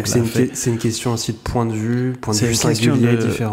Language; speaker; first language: French; native; French